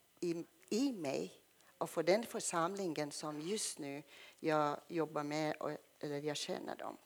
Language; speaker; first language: Swedish; non-native, fluent; Persian